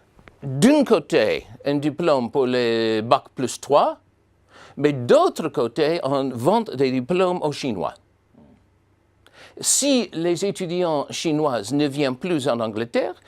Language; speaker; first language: French; non-native, fluent; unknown